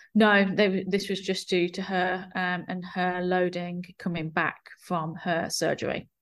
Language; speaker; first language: English; native; English